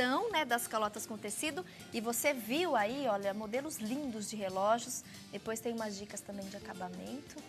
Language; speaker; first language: Portuguese; native; Portuguese